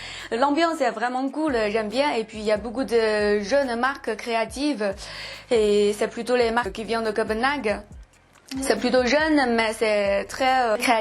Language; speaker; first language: French; non-native, fluent; Chinese